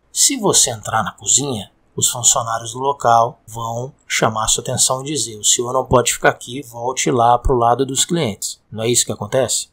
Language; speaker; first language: Portuguese; native; Portuguese